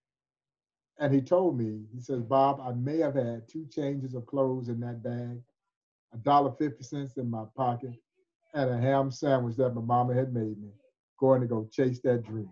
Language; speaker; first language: English; native; English